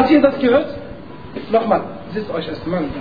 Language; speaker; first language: German; non-native, fluent; Arabic